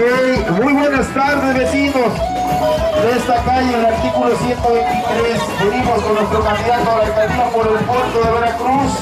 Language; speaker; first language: Spanish; native; Spanish